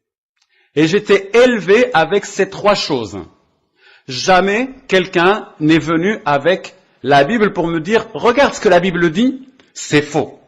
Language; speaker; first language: French; non-native, local second language; Arabic